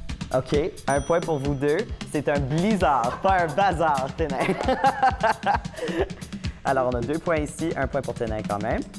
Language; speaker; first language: French; native; French